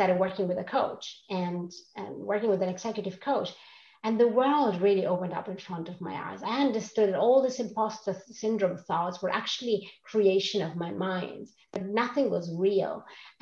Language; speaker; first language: English; non-native, fluent; Italian